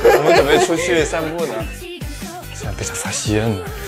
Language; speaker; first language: Chinese; native; Chinese